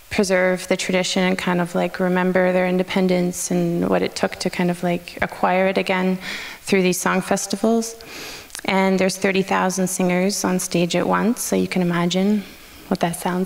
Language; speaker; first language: English; native; English